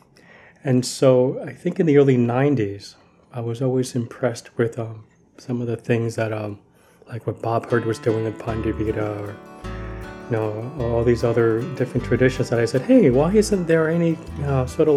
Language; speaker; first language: English; native; English